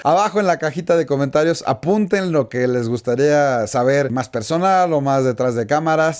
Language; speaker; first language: Spanish; native; Spanish